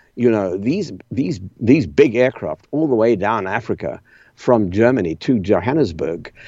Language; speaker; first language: English; native; English